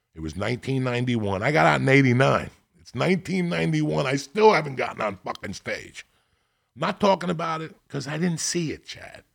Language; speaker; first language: English; native; English